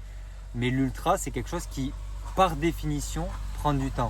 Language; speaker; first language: French; native; French